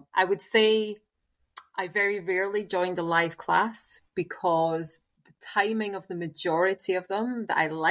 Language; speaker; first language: English; native; English